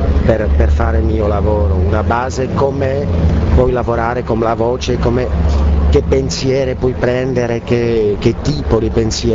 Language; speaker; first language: Italian; non-native, learner; Czech